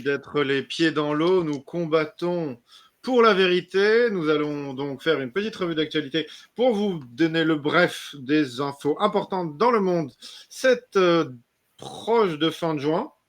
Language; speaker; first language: French; native; French